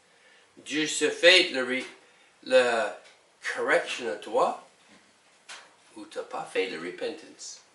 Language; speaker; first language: French; non-native, learner; English